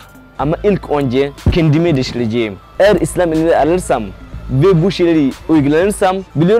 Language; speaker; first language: Turkish; non-native, fluent; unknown